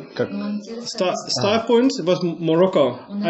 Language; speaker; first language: English; non-native, learner; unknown